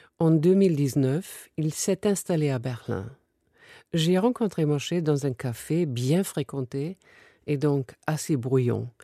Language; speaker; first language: French; non-native, fluent; German